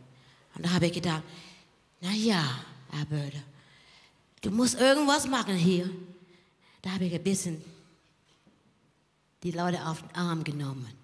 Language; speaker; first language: German; non-native, learner; English